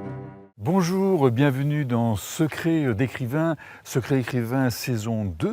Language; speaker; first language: French; native; French